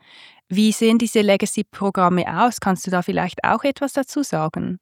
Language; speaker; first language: German; native; German